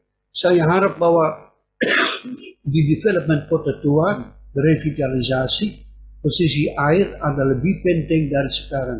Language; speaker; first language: Indonesian; non-native, fluent; Dutch